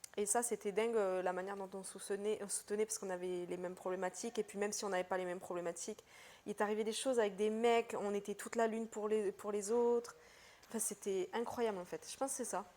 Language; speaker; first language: French; early bilingual, other home language; Portuguese